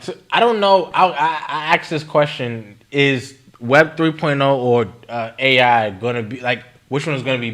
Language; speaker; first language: English; native; English